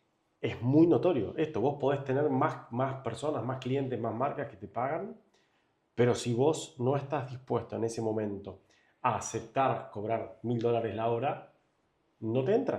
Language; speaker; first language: Spanish; native; Spanish